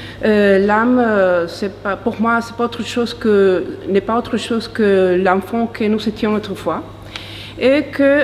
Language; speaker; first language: French; non-native, fluent; Spanish